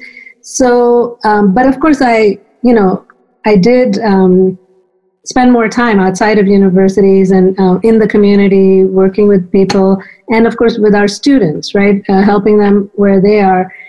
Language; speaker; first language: English; non-native, local second language; Hindi